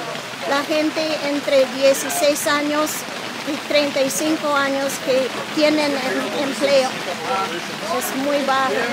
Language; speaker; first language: Spanish; non-native, learner; English